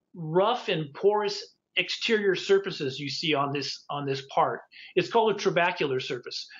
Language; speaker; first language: English; native; English